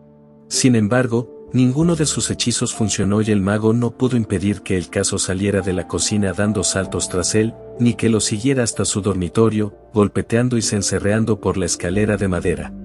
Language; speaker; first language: Spanish; native; Spanish